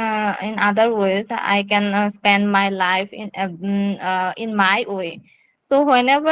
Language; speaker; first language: English; non-native, learner; Bangla